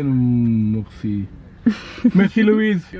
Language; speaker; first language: French; non-native, learner; English